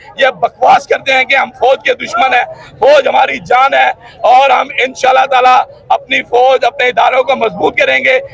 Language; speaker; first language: Urdu; non-native, local second language; Punjabi